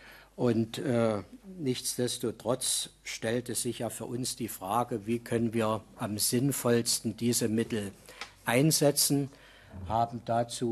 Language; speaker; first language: German; native; German